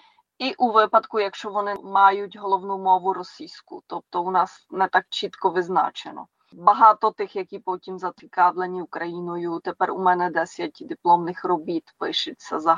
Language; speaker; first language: Ukrainian; non-native, fluent; Czech